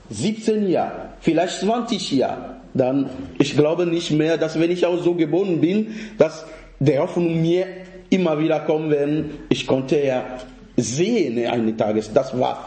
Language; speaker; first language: German; non-native, fluent; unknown